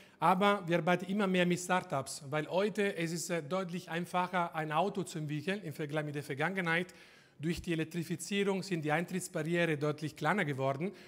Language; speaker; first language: German; non-native, fluent; Italian